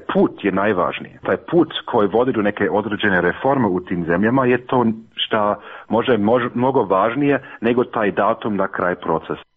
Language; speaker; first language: Serbian; non-native, fluent; German